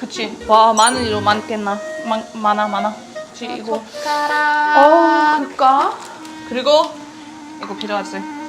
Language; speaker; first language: Korean; non-native, fluent; German